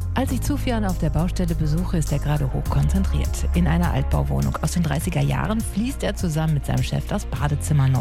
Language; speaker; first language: German; native; German